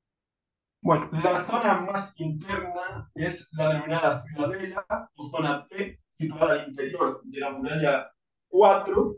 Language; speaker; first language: Spanish; native; Spanish